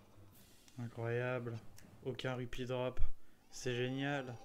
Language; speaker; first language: French; native; French